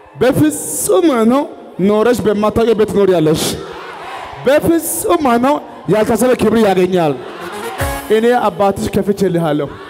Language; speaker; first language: Amharic; non-native, local second language; Wolaytta